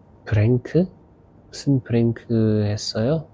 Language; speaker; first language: Korean; non-native, learner; Indonesian